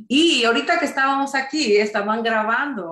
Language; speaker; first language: Spanish; early bilingual, heritage; Spanish